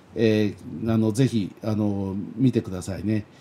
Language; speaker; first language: Japanese; native; Japanese